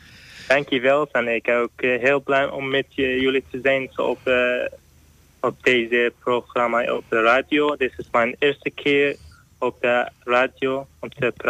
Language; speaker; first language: Dutch; non-native, learner; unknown